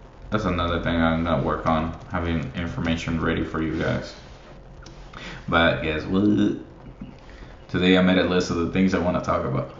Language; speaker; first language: English; non-native, fluent; Spanish